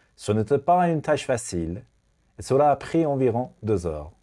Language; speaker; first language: French; non-native, fluent; Persian